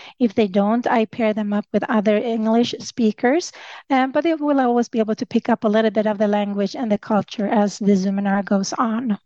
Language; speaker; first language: English; non-native, fluent; Swedish